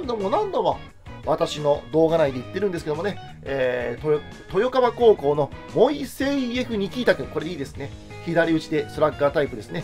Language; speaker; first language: Japanese; native; Japanese